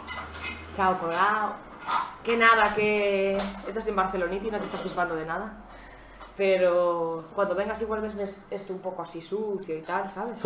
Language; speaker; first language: Spanish; native; Spanish